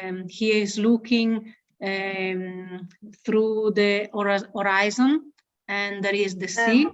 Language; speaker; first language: English; non-native, learner; Italian